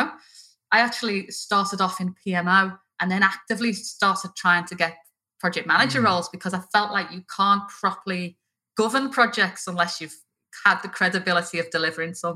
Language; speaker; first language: English; native; English